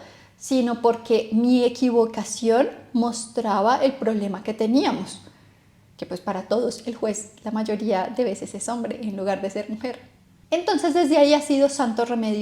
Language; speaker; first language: Spanish; native; Spanish